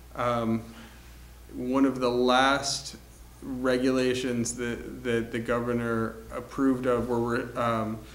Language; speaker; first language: English; native; English